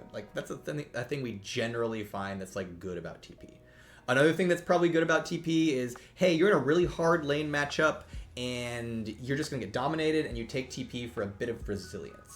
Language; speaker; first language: English; native; English